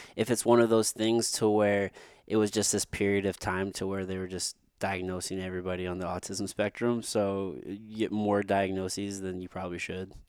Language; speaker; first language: English; native; English